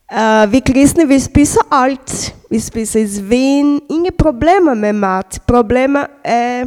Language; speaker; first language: Norwegian; non-native, learner; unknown